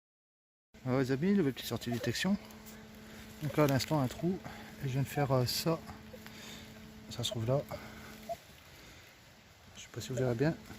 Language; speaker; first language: French; native; French